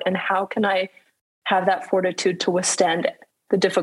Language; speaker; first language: English; native; English